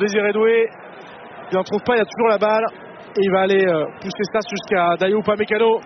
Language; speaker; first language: French; native; French